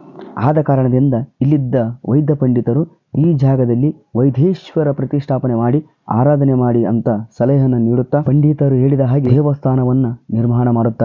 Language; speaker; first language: Kannada; native; Kannada